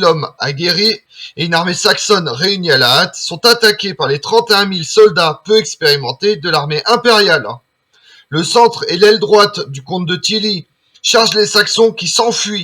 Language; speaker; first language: French; native; French